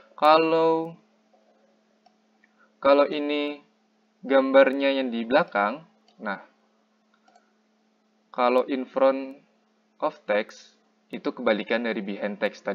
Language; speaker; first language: Indonesian; native; Indonesian